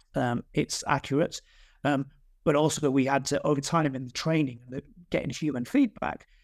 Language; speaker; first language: English; native; English